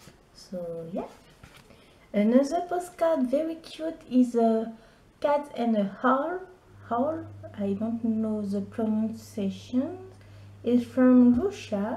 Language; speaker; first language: English; non-native, learner; French